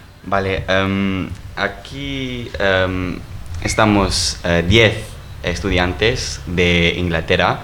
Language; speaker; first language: Spanish; non-native, learner; English